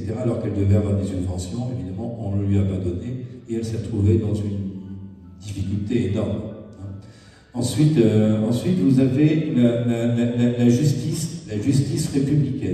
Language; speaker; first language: French; native; French